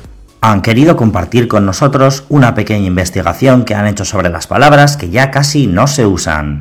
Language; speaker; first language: Spanish; native; Spanish